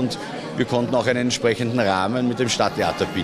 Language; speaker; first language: German; native; German